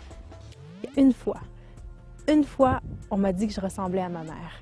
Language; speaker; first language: French; native; French